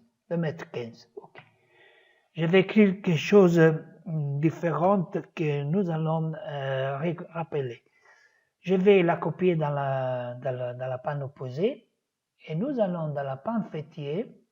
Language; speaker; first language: French; non-native, fluent; Italian